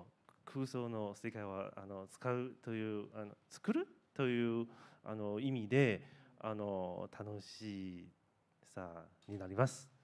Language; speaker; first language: Japanese; non-native, learner; Chinese